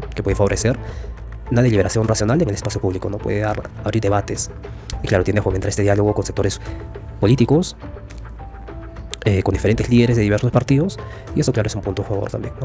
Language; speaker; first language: Spanish; native; Spanish